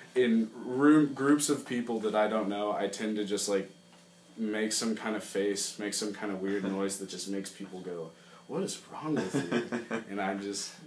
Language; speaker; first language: English; native; English